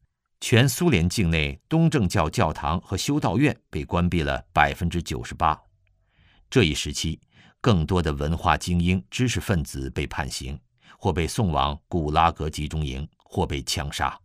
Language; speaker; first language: Chinese; native; Chinese